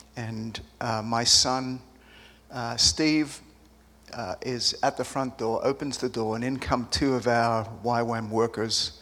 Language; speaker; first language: English; early bilingual, other home language; Spanish